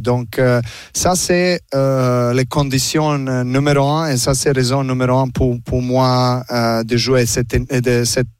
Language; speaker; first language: French; non-native, learner; Serbian